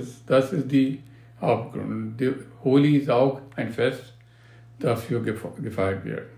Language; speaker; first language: German; non-native, learner; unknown